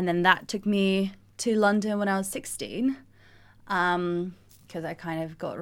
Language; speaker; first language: English; non-native, fluent; Russian